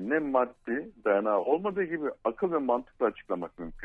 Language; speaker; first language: Turkish; native; Turkish